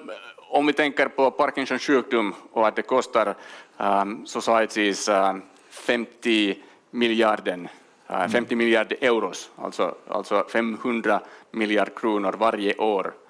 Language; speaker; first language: Swedish; non-native, local second language; Finnish